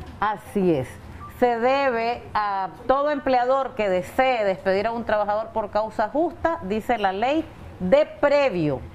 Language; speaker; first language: Spanish; native; Spanish